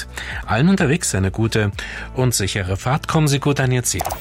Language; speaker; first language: German; native; German